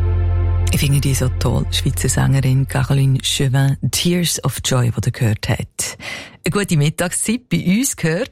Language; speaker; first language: German; native; German